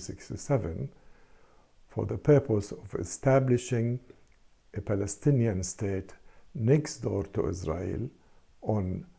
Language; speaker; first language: English; non-native, fluent; Arabic